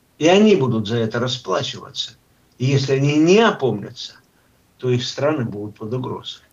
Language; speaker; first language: Russian; native; Russian